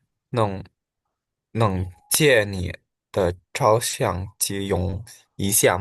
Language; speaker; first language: Chinese; non-native, learner; Indonesian